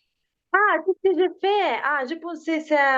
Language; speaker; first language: French; non-native, learner; Ukrainian